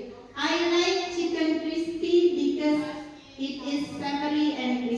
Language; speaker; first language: English; non-native, learner; Indonesian